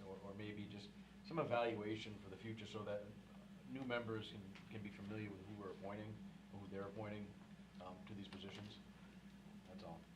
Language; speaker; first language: English; native; English